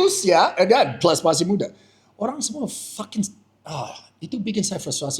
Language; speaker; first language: Indonesian; non-native, fluent; English